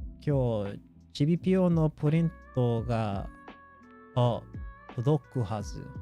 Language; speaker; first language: Japanese; non-native, learner; English